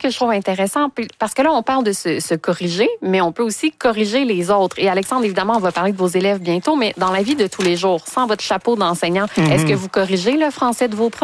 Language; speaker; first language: French; native; French